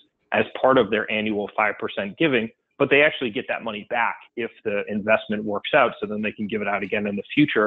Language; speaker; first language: English; native; English